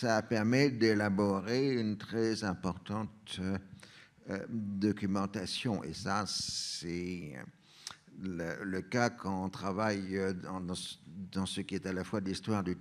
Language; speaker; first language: French; native; French